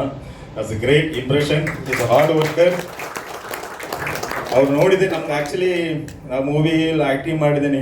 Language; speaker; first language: Kannada; non-native, learner; Tamil